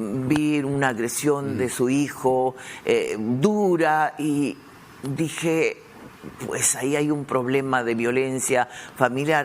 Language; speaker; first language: Spanish; native; Spanish